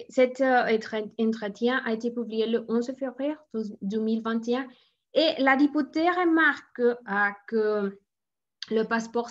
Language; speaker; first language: French; non-native, learner; Spanish